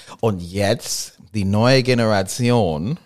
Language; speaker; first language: German; non-native, learner; English